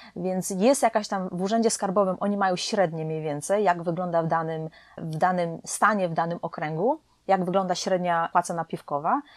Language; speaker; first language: Polish; native; Polish